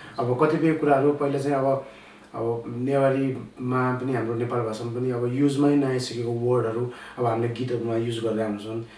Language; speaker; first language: Nepali; non-native, local second language; Newari